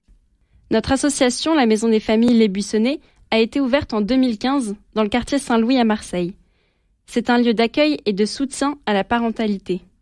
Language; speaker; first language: French; native; French